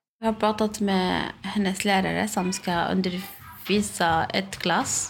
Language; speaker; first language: Swedish; non-native, learner; Arabic